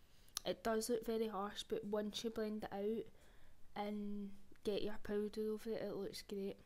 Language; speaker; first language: English; native; English